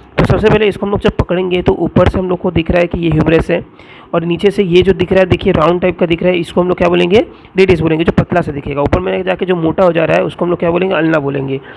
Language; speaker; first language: Hindi; non-native, local second language; Bangla